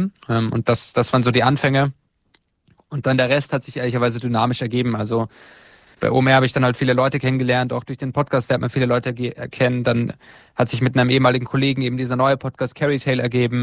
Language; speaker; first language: German; native; German